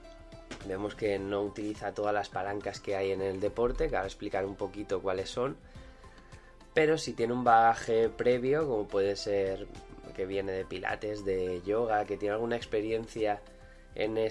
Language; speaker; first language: Spanish; native; Spanish